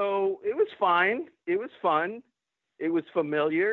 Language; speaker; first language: English; non-native, fluent; Spanish